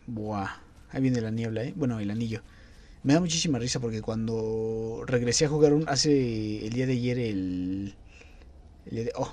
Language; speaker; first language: Spanish; native; Spanish